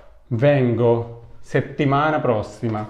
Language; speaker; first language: Italian; non-native, learner; Urdu